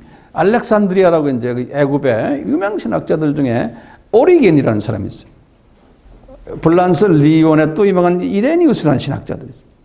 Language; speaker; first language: Korean; native; Korean